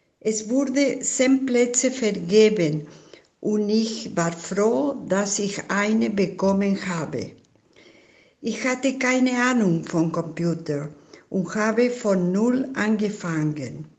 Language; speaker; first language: German; non-native, fluent; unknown